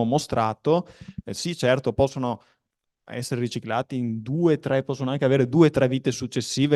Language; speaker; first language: Italian; native; Italian